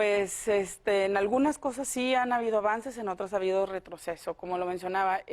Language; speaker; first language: Spanish; native; Spanish